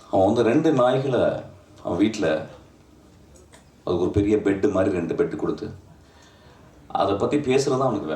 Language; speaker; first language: Tamil; native; Tamil